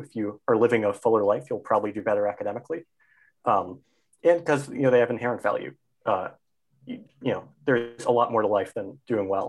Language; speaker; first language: English; native; English